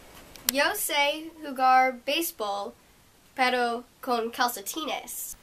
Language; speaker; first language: Spanish; non-native, learner; English